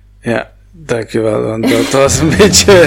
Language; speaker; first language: Dutch; non-native, local second language; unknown